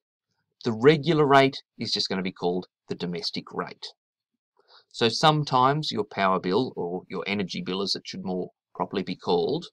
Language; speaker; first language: English; native; English